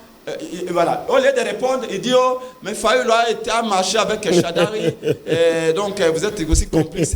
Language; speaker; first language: French; non-native, local second language; Lingala